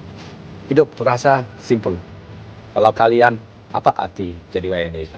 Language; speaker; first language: Indonesian; non-native, fluent; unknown